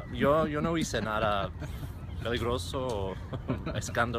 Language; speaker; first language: Spanish; non-native, fluent; English